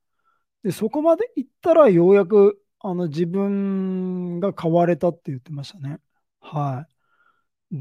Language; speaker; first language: Japanese; native; Japanese